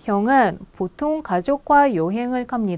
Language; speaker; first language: Korean; non-native, fluent; Russian